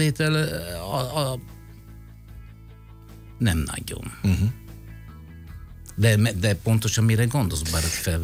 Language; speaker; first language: Hungarian; non-native, learner; Italian